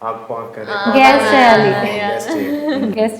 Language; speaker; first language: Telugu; non-native, learner; Hindi